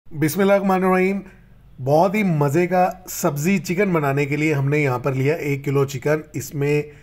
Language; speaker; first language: Urdu; native; Urdu